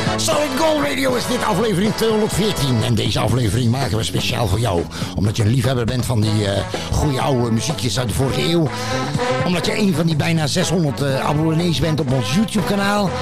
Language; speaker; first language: Dutch; native; Dutch